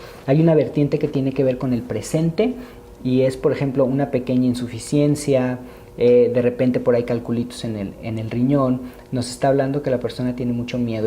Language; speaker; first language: Spanish; native; Spanish